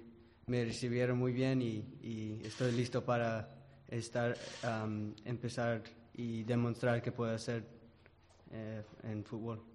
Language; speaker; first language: Spanish; early bilingual, heritage; English